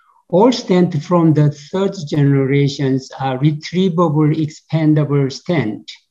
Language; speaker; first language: English; non-native, fluent; Korean